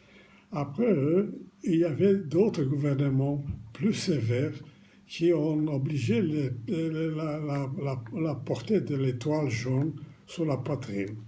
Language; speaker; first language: French; non-native, fluent; Romanian